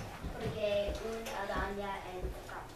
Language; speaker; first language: Spanish; non-native, learner; English